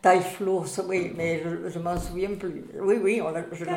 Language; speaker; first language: French; native; French